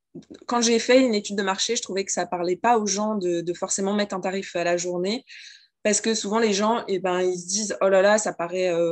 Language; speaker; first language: French; native; French